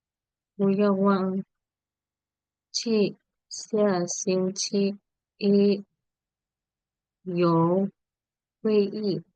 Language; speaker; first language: Chinese; non-native, fluent; Indonesian